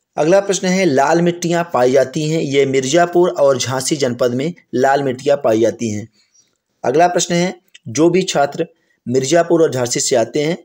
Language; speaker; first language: Hindi; native; Hindi